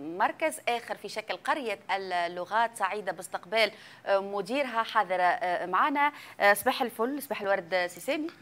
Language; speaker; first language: Arabic; native; Arabic